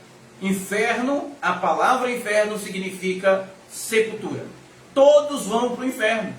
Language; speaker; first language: Portuguese; native; Portuguese